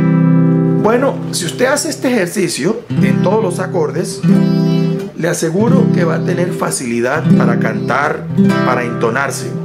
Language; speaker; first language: Spanish; native; Spanish